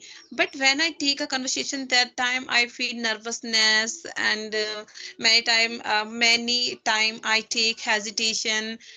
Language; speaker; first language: English; non-native, learner; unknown